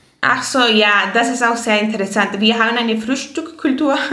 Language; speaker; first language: German; non-native, fluent; Spanish